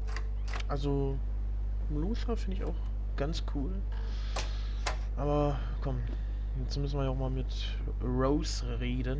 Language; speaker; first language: German; native; German